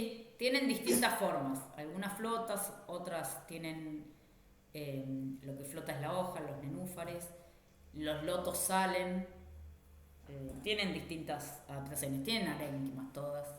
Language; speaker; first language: Spanish; native; Spanish